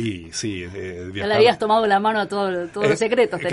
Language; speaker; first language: Spanish; native; Spanish